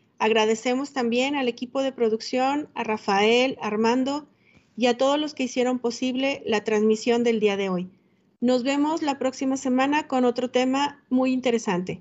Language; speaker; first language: Spanish; native; Spanish